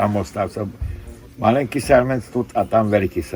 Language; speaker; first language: Ukrainian; non-native, local second language; Hungarian